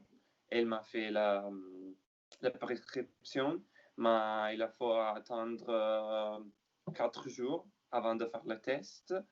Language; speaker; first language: French; non-native, learner; Italian